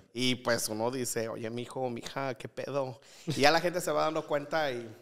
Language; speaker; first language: Spanish; native; Spanish